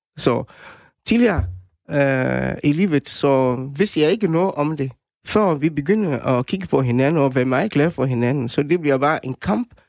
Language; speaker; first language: Danish; non-native, fluent; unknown